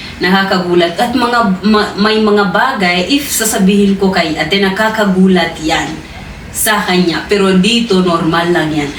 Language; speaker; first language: Filipino; non-native, fluent; Swahili